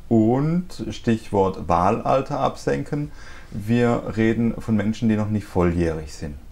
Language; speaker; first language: German; native; German